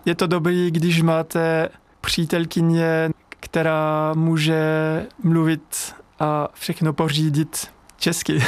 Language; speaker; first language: Czech; non-native, learner; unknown